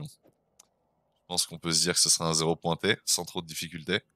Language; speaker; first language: French; native; French